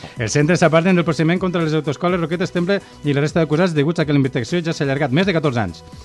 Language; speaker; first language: Catalan; native; Catalan